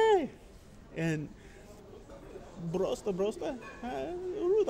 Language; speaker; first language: Greek; non-native, learner; English